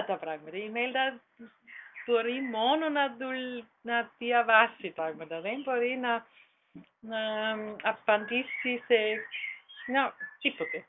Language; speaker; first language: Greek; non-native, learner; German